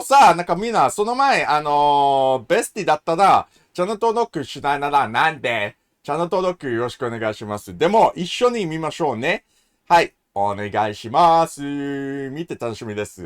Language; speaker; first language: Japanese; non-native, learner; English